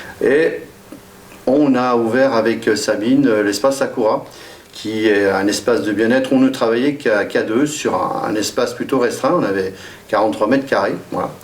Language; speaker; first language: French; native; French